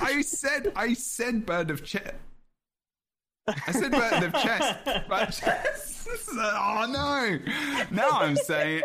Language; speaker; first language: English; native; English